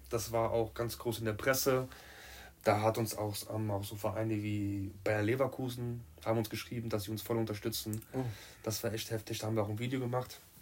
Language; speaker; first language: German; native; German